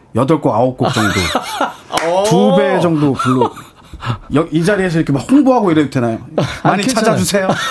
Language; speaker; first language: Korean; native; Korean